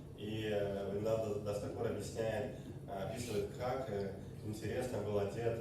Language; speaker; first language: Russian; native; Russian